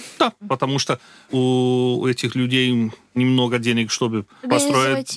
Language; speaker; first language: Russian; non-native, learner; Portuguese